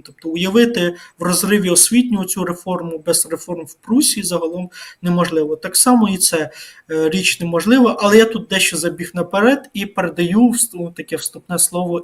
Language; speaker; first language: Ukrainian; native; Ukrainian